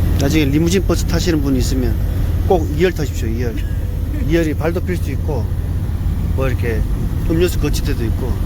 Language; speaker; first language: Korean; native; Korean